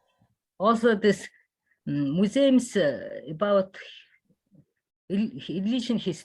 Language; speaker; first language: English; non-native, learner; Mongolian